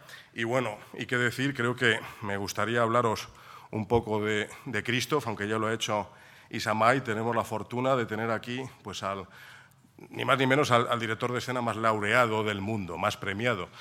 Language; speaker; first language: Spanish; native; Spanish